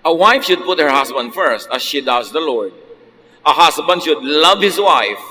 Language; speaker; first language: English; non-native, local second language; Filipino